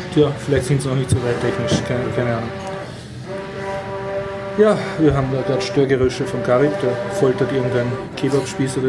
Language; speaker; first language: German; native; German